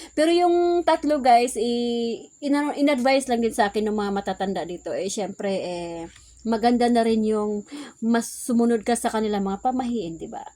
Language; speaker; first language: Filipino; non-native, local second language; Cebuano